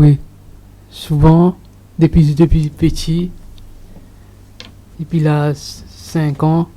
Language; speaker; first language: French; non-native, local second language; Morisyen